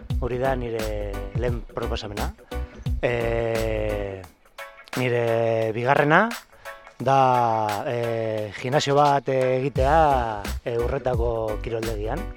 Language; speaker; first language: Basque; non-native, learner; Spanish